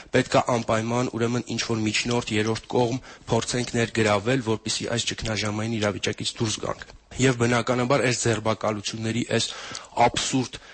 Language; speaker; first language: Armenian; native; Armenian